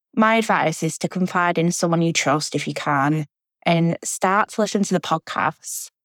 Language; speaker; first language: English; native; English